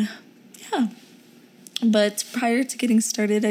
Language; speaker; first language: English; early bilingual, other home language; Urdu